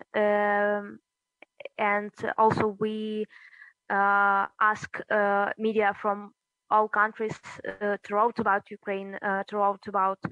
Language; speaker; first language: English; early bilingual, other home language; Russian